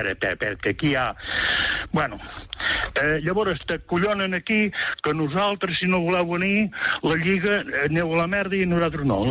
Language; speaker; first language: Catalan; native; Catalan